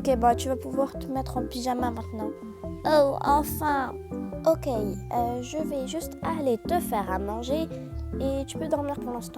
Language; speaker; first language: French; native; French